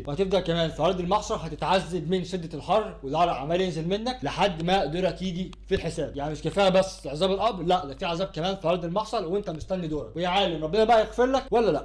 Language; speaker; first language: Arabic; native; Arabic